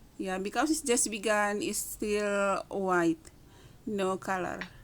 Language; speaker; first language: English; non-native, learner; Indonesian